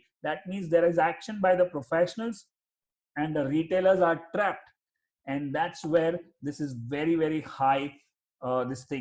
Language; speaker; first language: English; non-native, local second language; Hindi